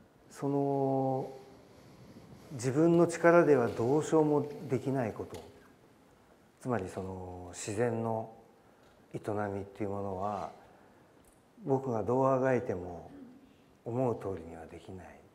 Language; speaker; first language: Japanese; native; Japanese